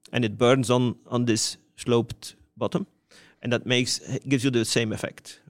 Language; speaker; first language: English; non-native, fluent; Dutch